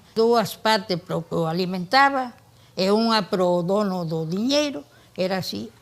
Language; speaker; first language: Galician; early bilingual, heritage; Galician